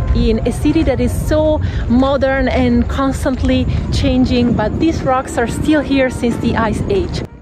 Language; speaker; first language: English; non-native, fluent; Italian